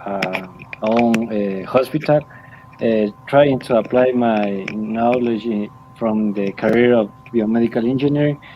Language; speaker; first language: English; non-native, learner; Spanish